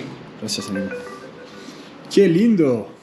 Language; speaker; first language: Spanish; non-native, learner; French